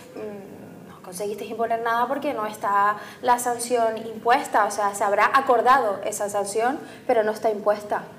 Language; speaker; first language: Spanish; native; Spanish